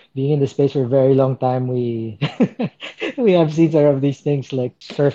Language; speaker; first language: English; non-native, local second language; Filipino